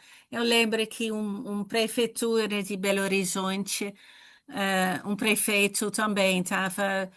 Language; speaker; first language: Portuguese; non-native, fluent; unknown